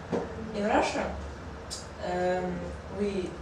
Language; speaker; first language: English; non-native, learner; Russian